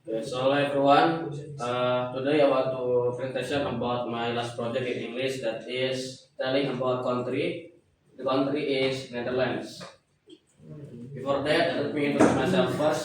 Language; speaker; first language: English; non-native, learner; Indonesian